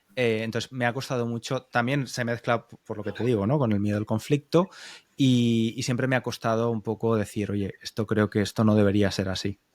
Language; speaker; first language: Spanish; native; Spanish